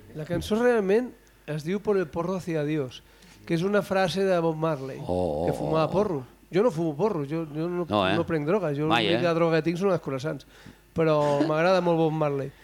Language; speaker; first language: Catalan; non-native, local second language; Spanish